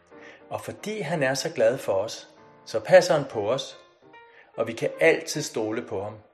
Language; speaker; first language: Danish; native; Danish